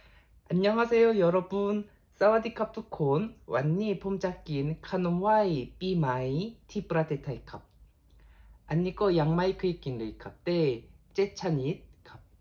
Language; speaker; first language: Thai; non-native, learner; Korean